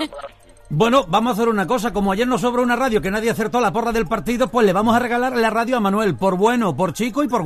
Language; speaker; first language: Spanish; native; Spanish